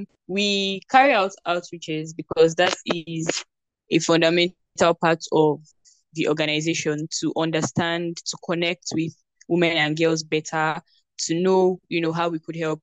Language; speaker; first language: English; non-native, local second language; Yoruba